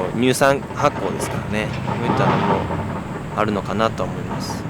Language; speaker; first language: Japanese; native; Japanese